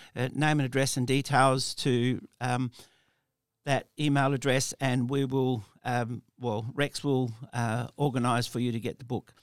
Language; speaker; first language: English; early bilingual, other home language; Italian